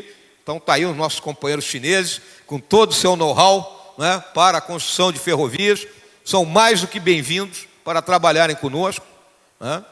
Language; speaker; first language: Portuguese; native; Portuguese